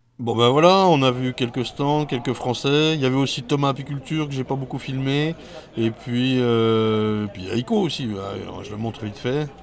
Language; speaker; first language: French; native; French